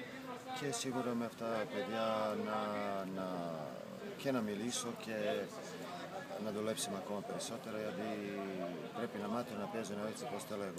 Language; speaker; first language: Greek; non-native, fluent; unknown